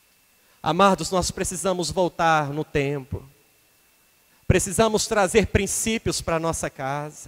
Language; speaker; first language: Portuguese; native; Portuguese